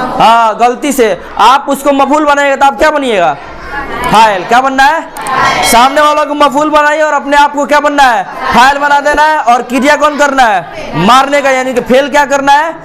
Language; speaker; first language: Hindi; native; Hindi